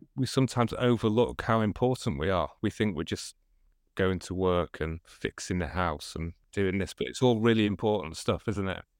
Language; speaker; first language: English; native; English